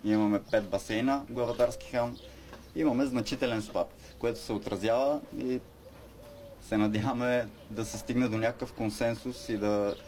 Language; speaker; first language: Bulgarian; native; Bulgarian